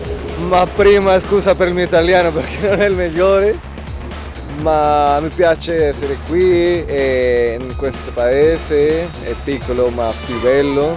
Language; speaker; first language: Italian; non-native, learner; Spanish